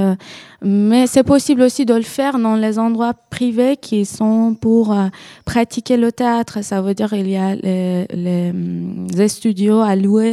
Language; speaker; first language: French; non-native, learner; Persian